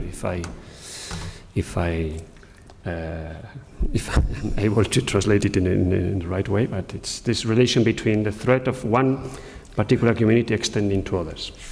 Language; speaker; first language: English; non-native, fluent; Spanish